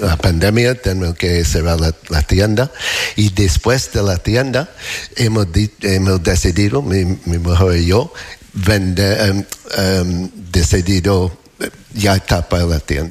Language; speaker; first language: Spanish; non-native, learner; English